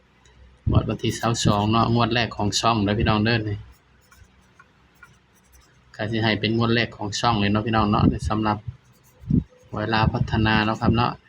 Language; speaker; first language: Thai; non-native, local second language; Northeastern Thai